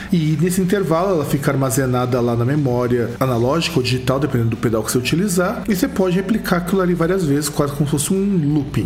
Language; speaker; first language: Portuguese; native; Portuguese